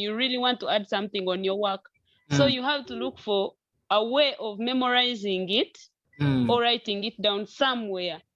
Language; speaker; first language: English; non-native, local second language; Nyankole